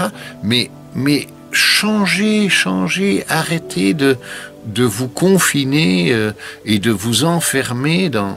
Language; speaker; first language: French; native; French